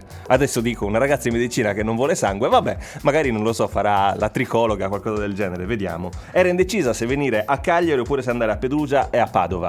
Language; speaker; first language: Italian; native; Italian